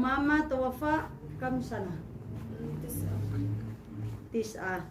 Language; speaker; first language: Arabic; non-native, learner; Indonesian